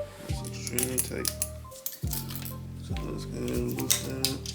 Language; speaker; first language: English; native; English